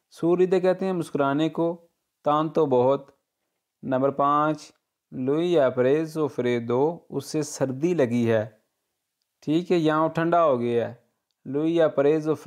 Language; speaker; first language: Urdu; non-native, local second language; Punjabi